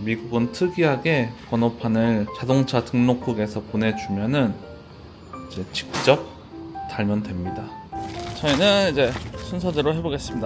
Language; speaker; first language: Korean; native; Korean